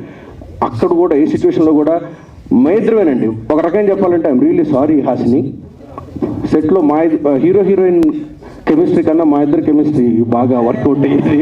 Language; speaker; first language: Telugu; native; Telugu